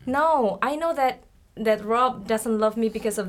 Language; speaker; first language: English; non-native, learner; Indonesian